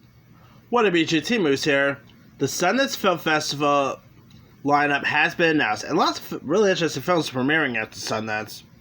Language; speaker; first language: English; native; English